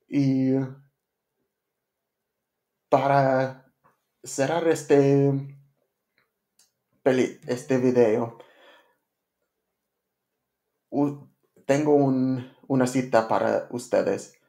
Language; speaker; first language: Spanish; non-native, learner; English